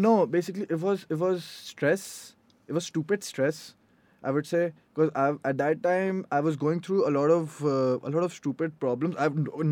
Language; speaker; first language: English; non-native, local second language; Hindi